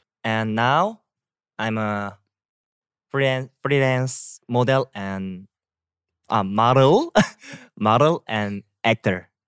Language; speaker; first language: English; non-native, learner; Korean